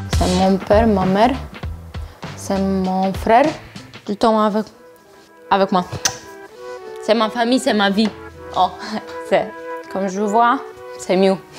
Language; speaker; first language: French; non-native, learner; Polish